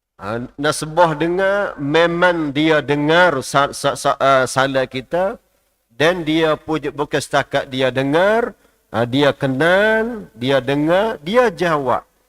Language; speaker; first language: Malay; native; Malay